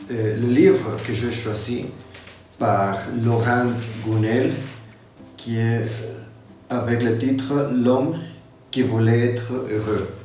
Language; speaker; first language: French; non-native, learner; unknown